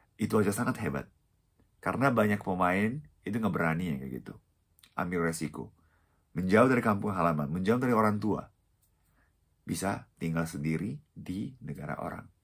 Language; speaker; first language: Indonesian; non-native, fluent; Japanese